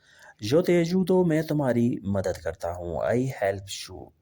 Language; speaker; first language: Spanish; non-native, learner; Urdu